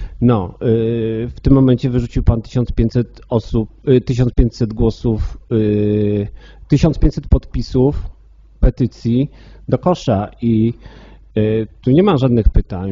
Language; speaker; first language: Polish; native; Polish